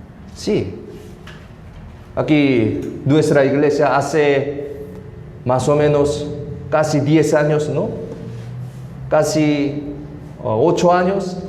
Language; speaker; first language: Spanish; non-native, fluent; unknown